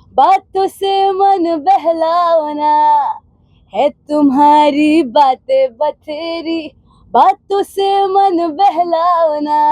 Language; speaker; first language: Hindi; non-native, local second language; Punjabi